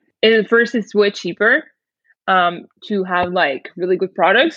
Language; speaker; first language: English; non-native, fluent; French